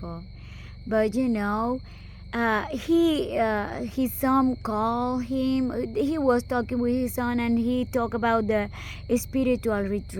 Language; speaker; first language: English; non-native, local second language; Spanish